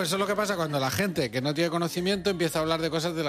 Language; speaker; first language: Spanish; native; Spanish